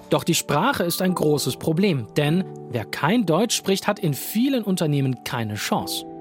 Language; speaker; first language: German; native; German